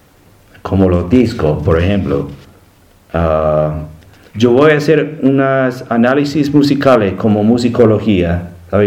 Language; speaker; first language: Spanish; non-native, learner; English